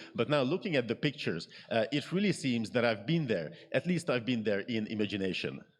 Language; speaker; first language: English; non-native, fluent; Hebrew